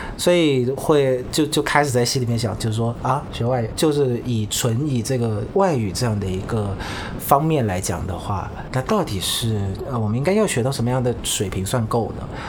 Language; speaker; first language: Chinese; non-native, fluent; Vietnamese